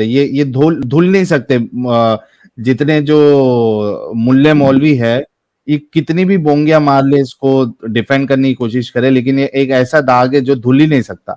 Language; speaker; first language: Hindi; native; Hindi